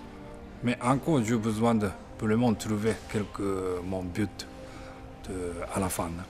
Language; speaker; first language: French; non-native, learner; Japanese